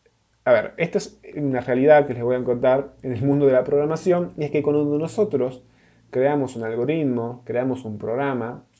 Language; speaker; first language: Spanish; native; Spanish